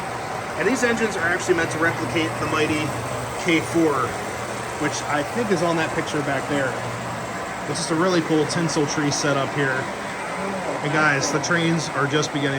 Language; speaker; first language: English; native; English